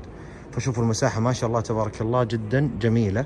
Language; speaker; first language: Arabic; native; Arabic